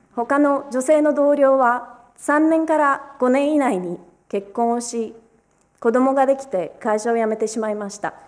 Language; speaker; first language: Japanese; early bilingual, other home language; Romanian